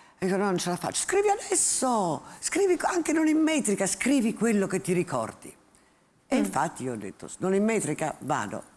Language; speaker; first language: Italian; native; Italian